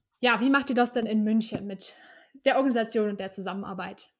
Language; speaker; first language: German; native; German